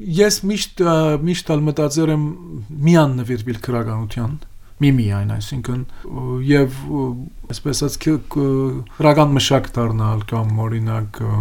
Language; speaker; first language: Armenian; early bilingual, heritage; Armenian